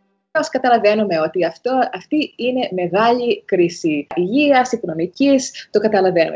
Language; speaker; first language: Greek; early bilingual, heritage; Greek